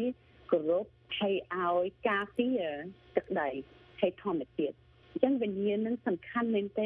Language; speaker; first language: Khmer; early bilingual, heritage; Khmer